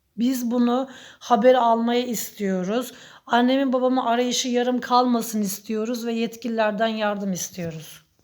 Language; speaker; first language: Turkish; native; Turkish